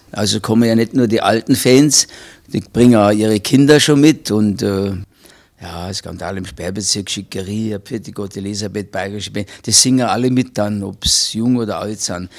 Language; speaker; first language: German; native; German